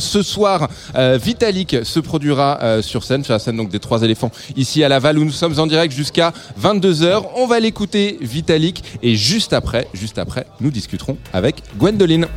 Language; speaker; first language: French; native; French